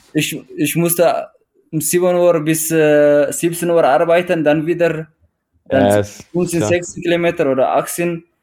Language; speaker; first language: German; non-native, fluent; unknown